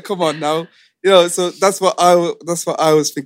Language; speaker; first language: English; non-native, fluent; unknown